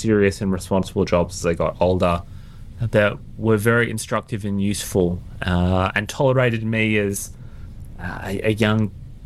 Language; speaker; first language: English; native; English